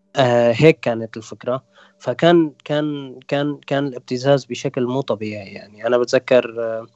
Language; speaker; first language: Arabic; non-native, local second language; Kurdish